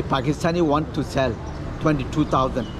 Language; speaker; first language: English; non-native, learner; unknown